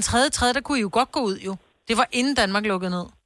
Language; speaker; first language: Danish; native; Danish